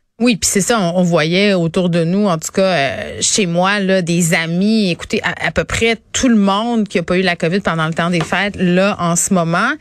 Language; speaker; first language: French; native; French